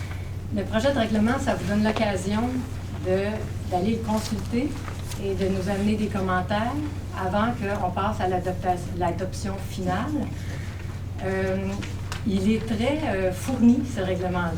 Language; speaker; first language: French; native; French